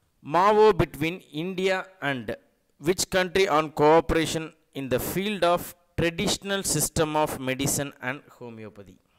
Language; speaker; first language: English; non-native, local second language; Tamil